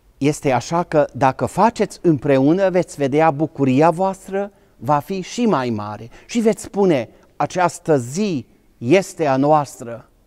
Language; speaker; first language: Romanian; non-native, local second language; Hungarian